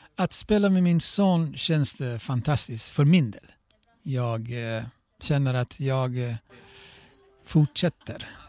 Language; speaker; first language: Swedish; non-native, fluent; Baluchi